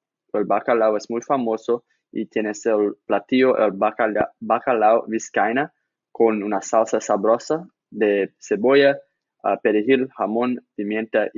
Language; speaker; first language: Spanish; non-native, learner; English